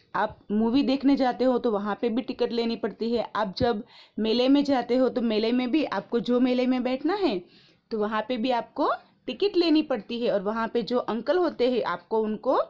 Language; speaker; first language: Hindi; non-native, local second language; Gujarati